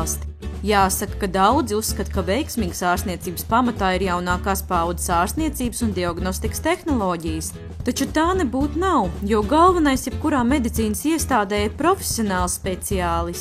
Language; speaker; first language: Latvian; native; Latvian